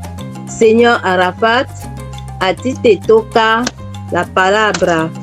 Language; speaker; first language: Spanish; non-native, fluent; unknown